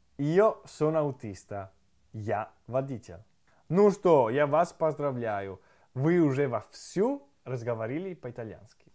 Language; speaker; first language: Russian; non-native, fluent; Italian